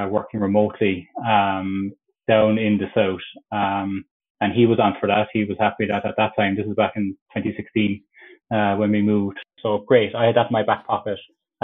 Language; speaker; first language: English; native; English